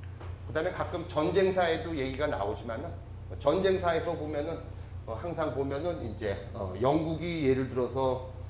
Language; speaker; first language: Korean; native; Korean